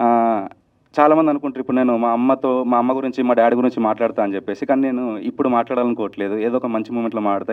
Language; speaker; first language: Telugu; native; Telugu